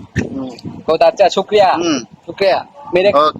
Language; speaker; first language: Hindi; non-native, learner; Bangla